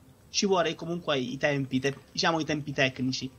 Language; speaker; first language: Italian; native; Italian